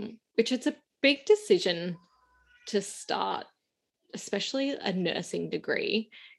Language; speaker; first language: English; native; English